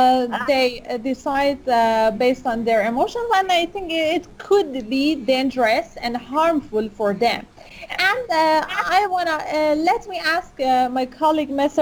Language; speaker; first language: English; non-native, fluent; Persian